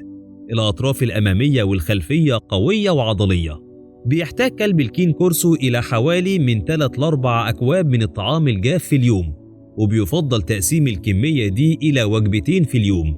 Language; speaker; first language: Arabic; native; Arabic